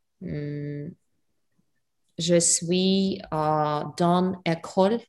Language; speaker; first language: French; non-native, learner; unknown